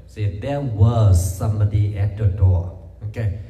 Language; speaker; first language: English; non-native, fluent; Vietnamese